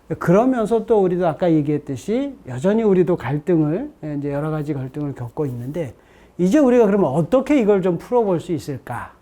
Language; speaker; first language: Korean; native; Korean